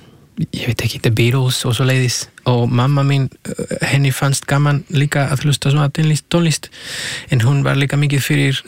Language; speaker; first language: Icelandic; non-native, fluent; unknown